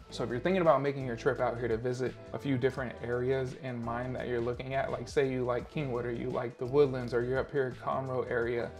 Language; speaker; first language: English; native; English